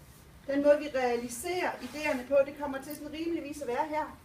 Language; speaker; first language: Danish; native; Danish